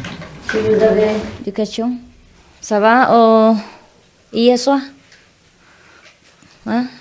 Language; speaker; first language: French; non-native, learner; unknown